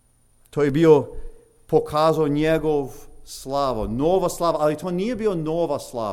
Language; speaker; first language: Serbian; early bilingual, heritage; English